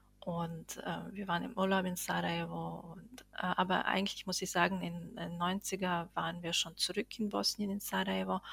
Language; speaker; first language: German; non-native, fluent; Bosnian